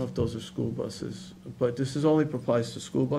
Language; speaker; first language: English; native; English